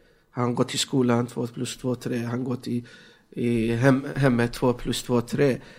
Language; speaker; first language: Swedish; non-native, fluent; Persian